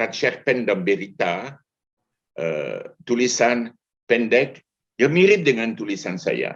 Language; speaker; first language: Indonesian; non-native, fluent; French